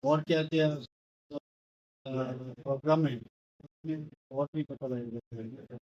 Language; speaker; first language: Hindi; non-native, local second language; Bangla